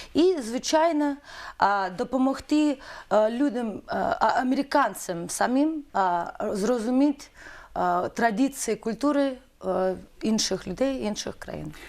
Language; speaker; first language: Ukrainian; non-native, learner; Russian